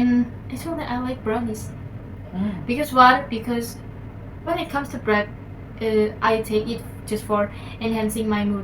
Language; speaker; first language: English; non-native, learner; Indonesian